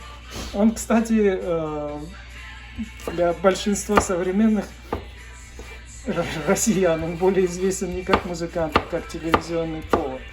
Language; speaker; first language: Russian; native; Russian